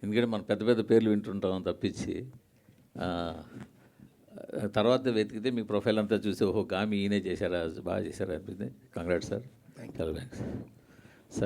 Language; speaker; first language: Telugu; native; Telugu